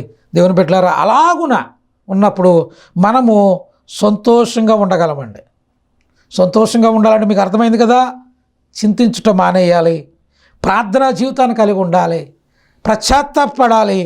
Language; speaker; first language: Telugu; native; Telugu